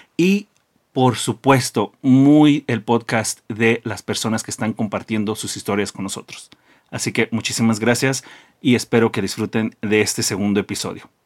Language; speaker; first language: Spanish; early bilingual, heritage; Spanish